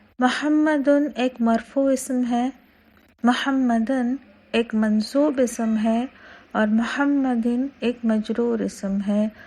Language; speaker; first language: Urdu; native; Urdu